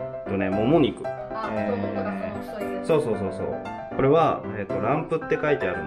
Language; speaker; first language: Japanese; native; Japanese